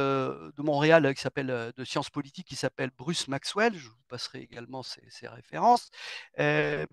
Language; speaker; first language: French; native; French